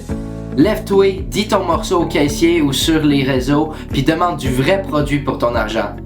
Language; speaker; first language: French; native; French